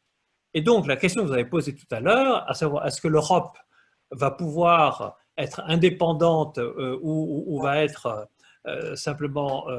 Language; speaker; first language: French; native; French